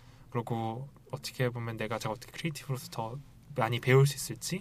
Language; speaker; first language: Korean; native; Korean